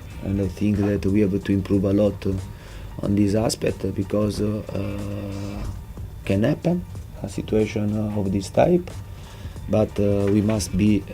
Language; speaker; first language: English; non-native, fluent; Italian